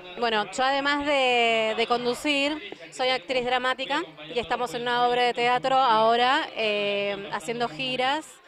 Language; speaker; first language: Spanish; native; Spanish